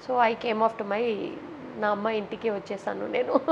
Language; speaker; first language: Telugu; non-native, fluent; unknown